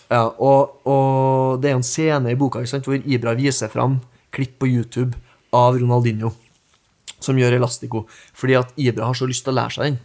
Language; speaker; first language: Norwegian; native; Norwegian